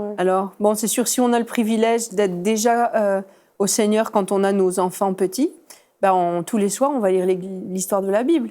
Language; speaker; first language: French; native; French